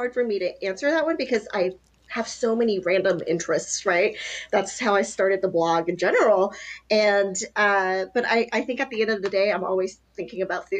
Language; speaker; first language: English; early bilingual, other home language; Chinese